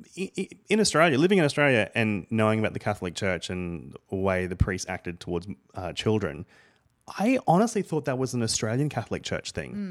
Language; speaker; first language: English; native; English